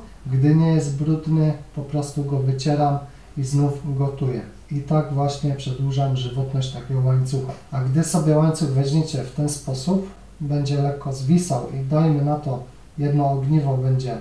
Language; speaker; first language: Polish; native; Polish